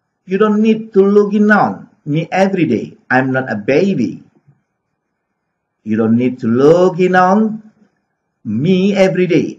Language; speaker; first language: English; non-native, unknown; Indonesian